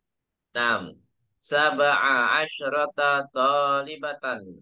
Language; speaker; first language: Arabic; non-native, fluent; Indonesian